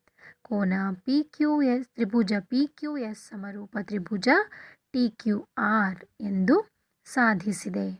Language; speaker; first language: Kannada; native; Kannada